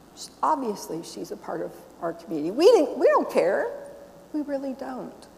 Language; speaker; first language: English; native; English